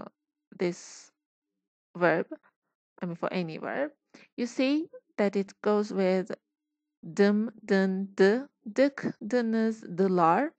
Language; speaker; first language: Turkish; non-native, fluent; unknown